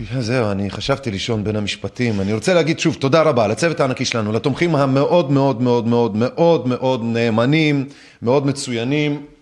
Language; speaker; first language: Hebrew; early bilingual, other home language; Russian